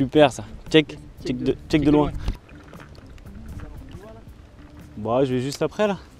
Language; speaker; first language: French; native; French